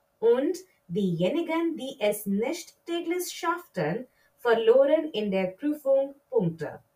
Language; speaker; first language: German; non-native, learner; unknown